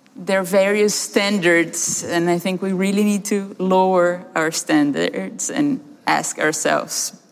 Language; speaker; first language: English; early bilingual, other home language; Portuguese